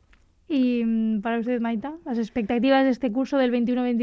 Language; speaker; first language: Spanish; native; Spanish